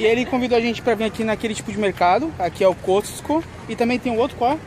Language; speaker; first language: Portuguese; native; Portuguese